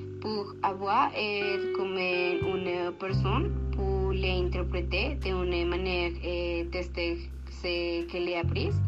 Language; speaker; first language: French; non-native, learner; Spanish